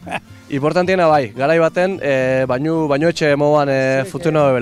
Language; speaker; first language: Basque; native; Basque